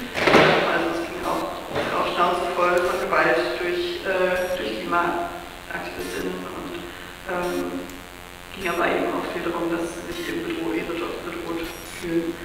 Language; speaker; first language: German; native; German